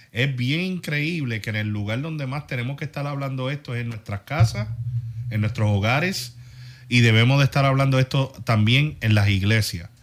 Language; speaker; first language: Spanish; early bilingual, heritage; Spanish